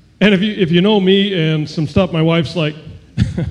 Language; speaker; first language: English; native; English